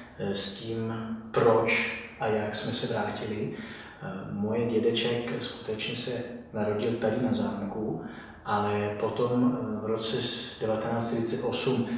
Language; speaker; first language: Czech; non-native, fluent; Italian